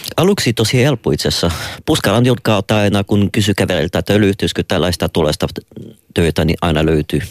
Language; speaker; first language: Finnish; non-native, fluent; French